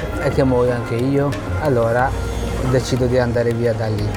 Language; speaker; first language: Italian; non-native, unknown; Bangla